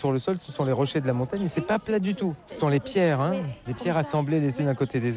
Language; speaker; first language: French; native; French